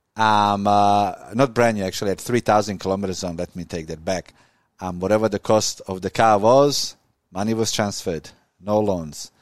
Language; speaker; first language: English; non-native, fluent; Croatian